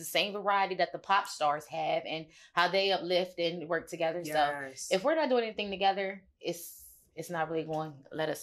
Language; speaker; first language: English; native; English